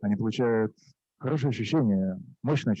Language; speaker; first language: Russian; native; Russian